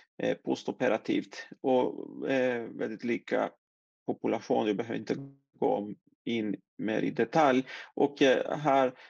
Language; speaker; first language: Swedish; non-native, fluent; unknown